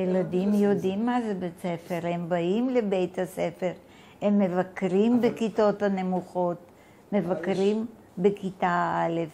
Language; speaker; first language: Hebrew; non-native, fluent; Bulgarian